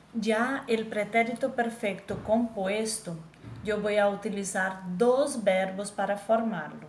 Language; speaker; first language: Spanish; non-native, fluent; Portuguese